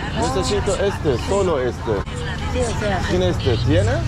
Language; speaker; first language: Spanish; non-native, learner; Turkish